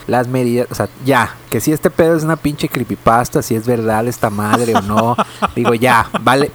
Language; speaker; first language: Spanish; native; Spanish